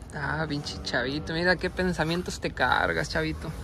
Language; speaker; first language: Spanish; native; Spanish